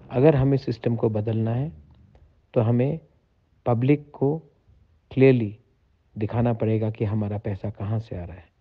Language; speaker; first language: Hindi; non-native, local second language; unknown